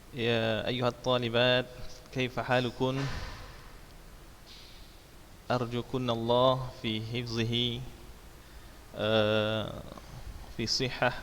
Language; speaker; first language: Arabic; non-native, fluent; Indonesian